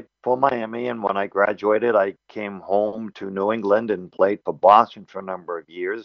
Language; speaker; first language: English; native; English